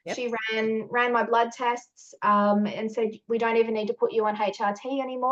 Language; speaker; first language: English; native; English